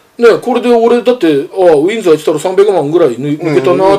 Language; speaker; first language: Japanese; native; Japanese